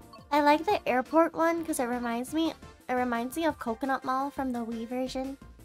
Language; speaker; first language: English; native; English